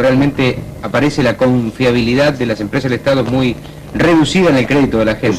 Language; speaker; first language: Spanish; native; Spanish